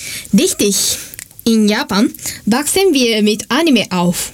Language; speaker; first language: German; non-native, fluent; Japanese